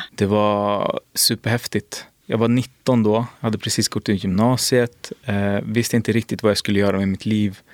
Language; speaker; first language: Swedish; native; Swedish